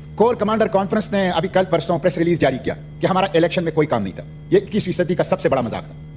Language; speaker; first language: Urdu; non-native, local second language; Pashto